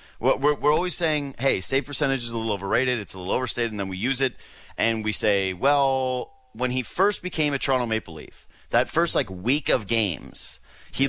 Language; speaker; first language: English; native; English